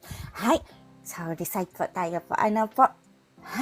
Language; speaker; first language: Japanese; non-native, fluent; Filipino